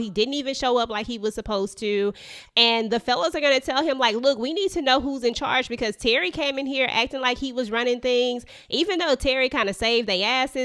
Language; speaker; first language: English; native; English